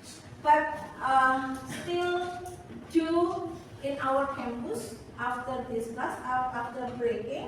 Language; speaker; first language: English; non-native, fluent; Indonesian